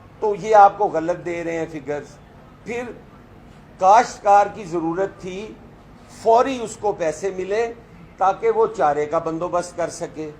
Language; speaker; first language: Urdu; non-native, local second language; Punjabi